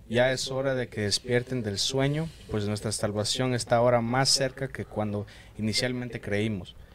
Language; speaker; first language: Spanish; early bilingual, heritage; Spanish